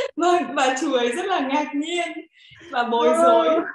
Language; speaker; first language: Vietnamese; native; Vietnamese